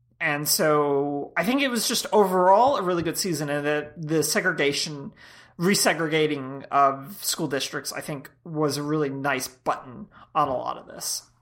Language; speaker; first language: English; native; English